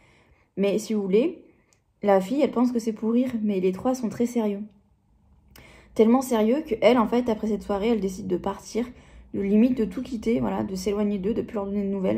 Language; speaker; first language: French; native; French